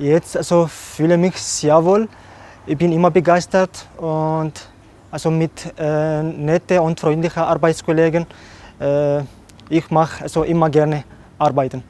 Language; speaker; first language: German; non-native, learner; Arabic